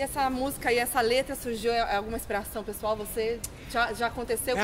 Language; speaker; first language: Portuguese; native; Portuguese